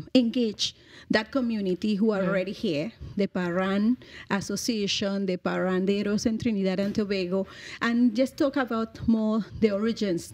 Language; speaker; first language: English; non-native, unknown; Spanish